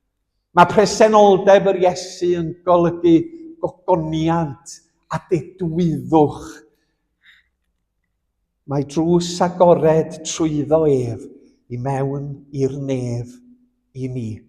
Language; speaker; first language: Welsh; native; Welsh